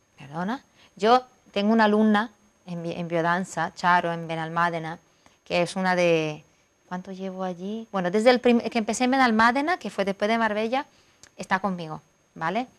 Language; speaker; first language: Spanish; non-native, fluent; Italian